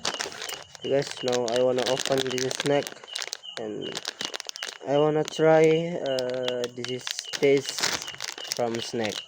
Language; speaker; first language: English; non-native, learner; Indonesian